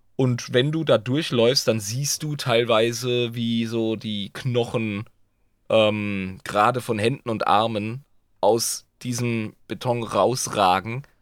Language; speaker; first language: German; native; German